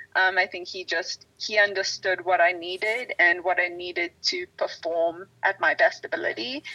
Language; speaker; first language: English; native; English